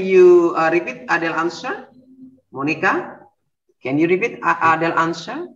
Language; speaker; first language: English; non-native, learner; Indonesian